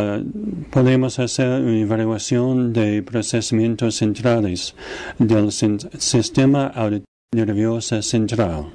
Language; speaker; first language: Spanish; non-native, fluent; English